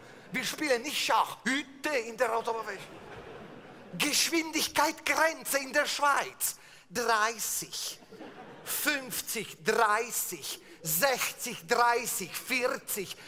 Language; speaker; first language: German; non-native, fluent; Italian